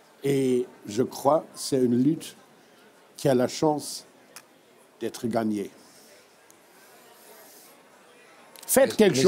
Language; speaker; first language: French; non-native, fluent; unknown